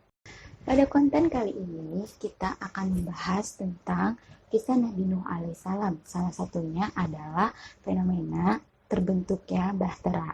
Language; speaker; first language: Indonesian; native; Indonesian